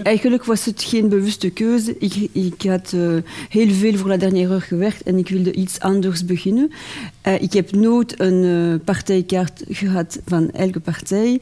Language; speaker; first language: Dutch; non-native, local second language; French